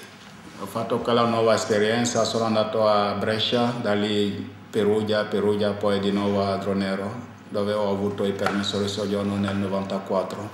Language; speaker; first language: Italian; non-native, fluent; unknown